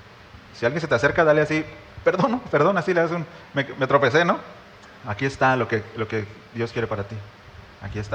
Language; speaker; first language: Spanish; native; Spanish